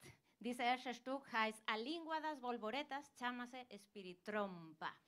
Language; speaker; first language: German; non-native, fluent; Galician